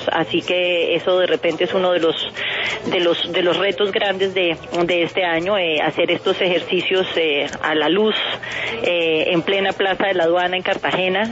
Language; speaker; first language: Spanish; native; Spanish